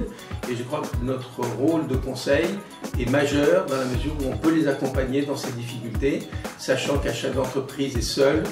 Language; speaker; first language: French; native; French